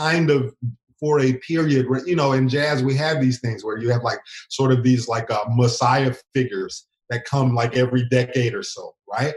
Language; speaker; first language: English; native; English